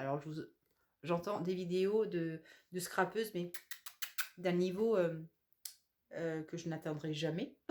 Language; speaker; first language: French; native; French